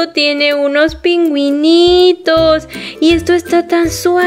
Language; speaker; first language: Spanish; native; Spanish